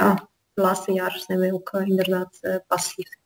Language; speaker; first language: Dutch; non-native, fluent; Armenian